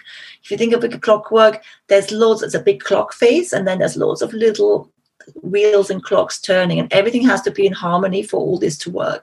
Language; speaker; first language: English; non-native, fluent; German